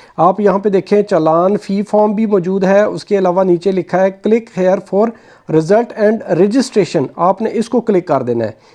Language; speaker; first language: Urdu; native; Urdu